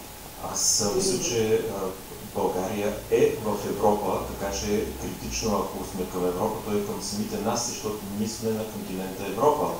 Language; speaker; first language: Bulgarian; native; Bulgarian